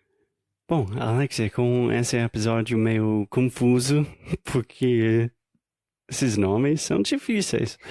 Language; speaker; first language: Portuguese; non-native, fluent; English